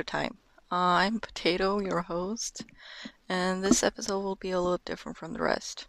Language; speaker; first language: English; non-native, fluent; Norwegian